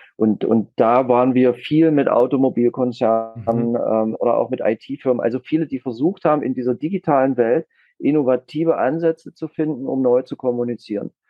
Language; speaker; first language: German; native; German